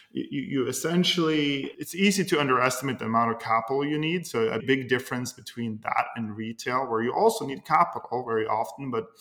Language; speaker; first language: English; non-native, fluent; Norwegian